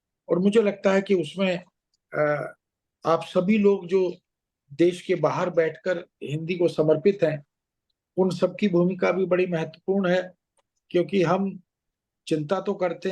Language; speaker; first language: Hindi; native; Hindi